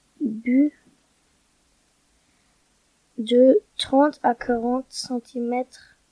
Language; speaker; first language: French; non-native, learner; German